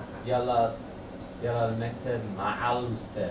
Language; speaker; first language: Arabic; non-native, learner; English